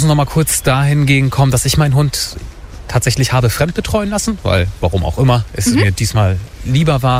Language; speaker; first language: German; native; German